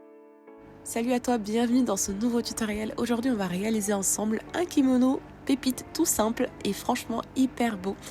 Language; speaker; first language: French; native; French